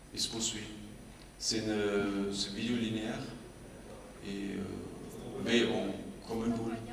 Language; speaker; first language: French; non-native, fluent; German